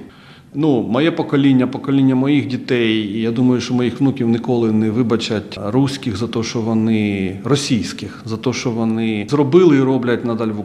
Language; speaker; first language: Ukrainian; non-native, local second language; Russian